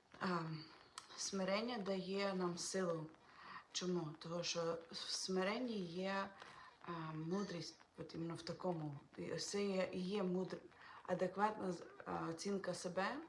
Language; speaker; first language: Ukrainian; non-native, local second language; Russian